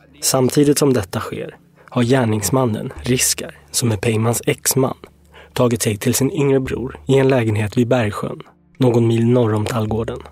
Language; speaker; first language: Swedish; native; Swedish